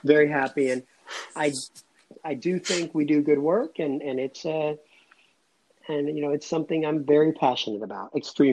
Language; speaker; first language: English; native; English